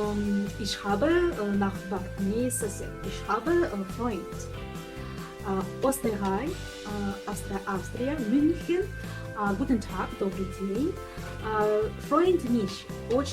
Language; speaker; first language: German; non-native, learner; Russian